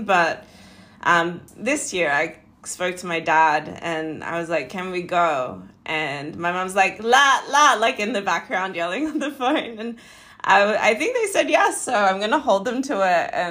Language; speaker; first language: English; native; English